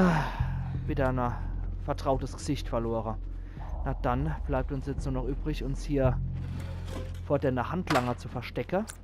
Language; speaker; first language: German; native; German